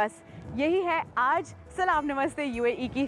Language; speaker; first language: Hindi; native; Hindi